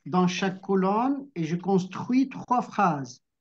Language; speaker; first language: French; non-native, local second language; Arabic